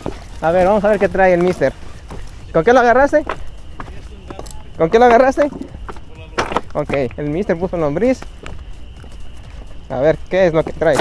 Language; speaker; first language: Spanish; native; Spanish